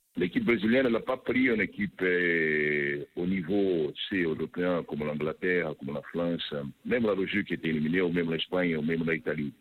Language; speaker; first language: French; non-native, fluent; Portuguese